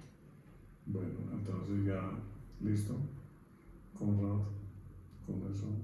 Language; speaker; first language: Spanish; non-native, fluent; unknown